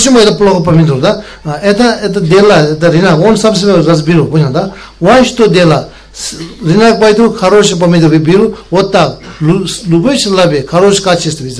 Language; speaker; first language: Russian; non-native, learner; Tibetan